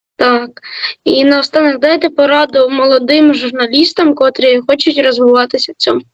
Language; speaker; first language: Ukrainian; native; Ukrainian